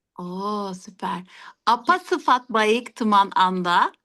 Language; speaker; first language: Indonesian; non-native, learner; Turkish